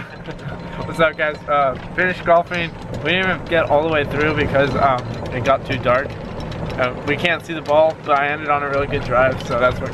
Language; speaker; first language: English; native; English